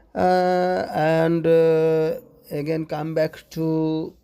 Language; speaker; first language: English; non-native, local second language; Bangla